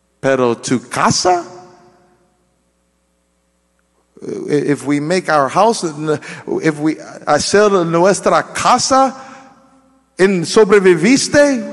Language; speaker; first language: Spanish; non-native, learner; English